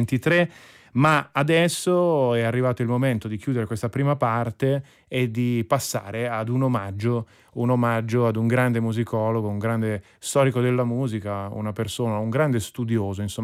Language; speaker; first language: Italian; native; Italian